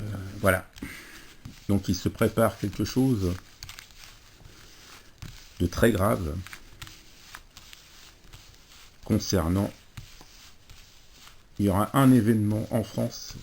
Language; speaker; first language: French; native; French